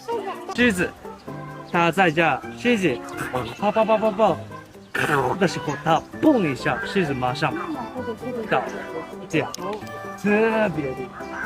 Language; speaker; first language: Chinese; non-native, learner; Japanese